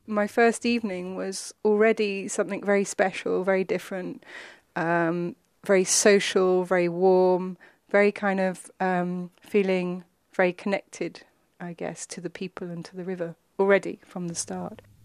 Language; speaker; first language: English; native; English